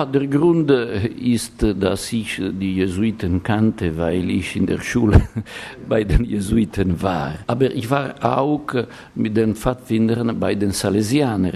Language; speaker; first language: German; non-native, fluent; Italian